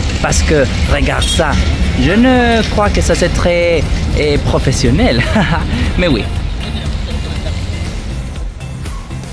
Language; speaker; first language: French; non-native, fluent; Spanish